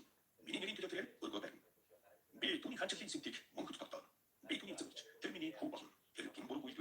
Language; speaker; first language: Mongolian; native; Mongolian